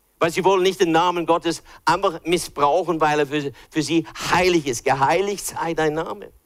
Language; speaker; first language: German; early bilingual, other home language; English